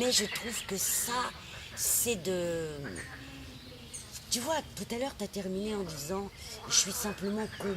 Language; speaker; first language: French; native; French